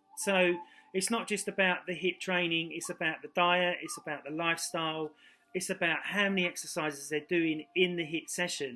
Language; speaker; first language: English; native; English